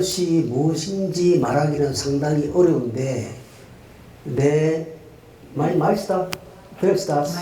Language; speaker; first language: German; non-native, fluent; Korean